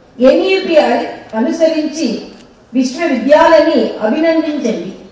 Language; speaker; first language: Telugu; non-native, learner; Tamil